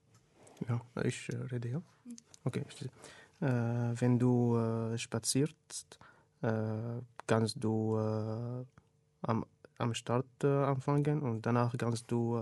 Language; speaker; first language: German; non-native, learner; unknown